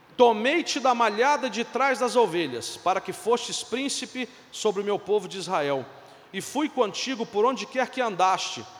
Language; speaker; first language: Portuguese; non-native, fluent; Italian